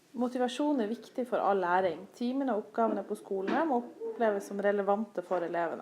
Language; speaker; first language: Norwegian; native; Norwegian